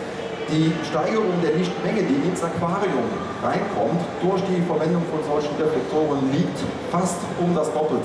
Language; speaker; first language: German; native; German